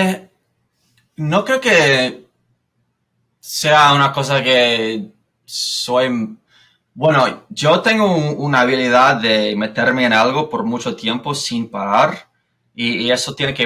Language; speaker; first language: Spanish; non-native, fluent; English